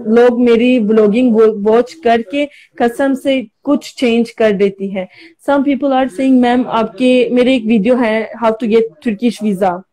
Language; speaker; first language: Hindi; non-native, learner; Turkish